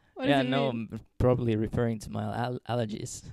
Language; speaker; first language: English; non-native, fluent; Finnish